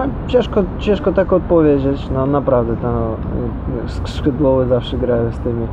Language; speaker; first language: Polish; non-native, learner; Russian